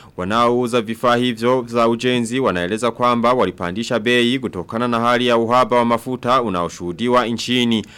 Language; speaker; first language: Swahili; non-native, local second language; Rundi